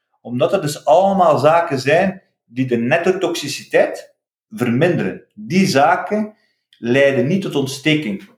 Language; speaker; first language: Dutch; native; Dutch